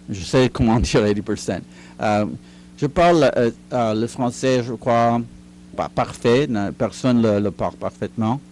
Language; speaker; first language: French; non-native, fluent; Spanish